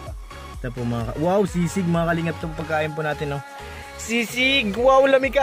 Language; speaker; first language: Filipino; non-native, local second language; Cebuano